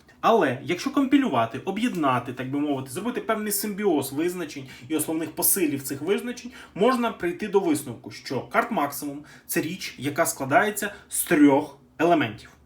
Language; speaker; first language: Ukrainian; native; Ukrainian